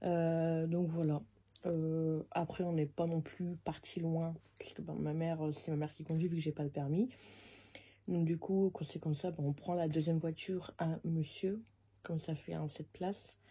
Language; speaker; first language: French; native; French